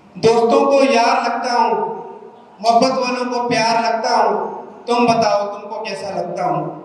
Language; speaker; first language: Urdu; non-native, local second language; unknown